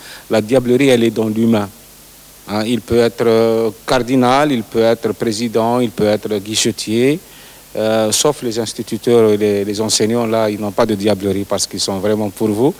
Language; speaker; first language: French; non-native, local second language; Arabic